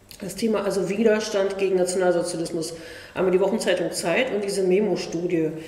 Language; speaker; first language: German; native; German